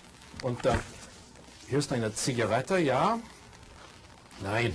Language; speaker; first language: German; non-native, fluent; English